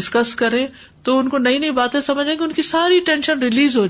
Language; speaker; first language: Urdu; native; Urdu